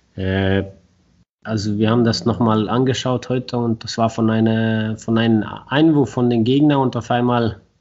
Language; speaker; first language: German; non-native, fluent; Swedish